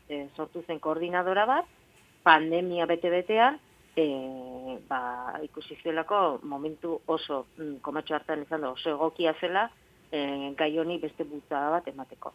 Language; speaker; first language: Basque; native; Basque